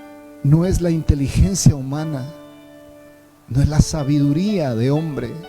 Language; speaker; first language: Spanish; native; Spanish